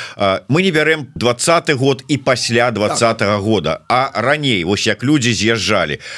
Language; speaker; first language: Belarusian; non-native, local second language; Russian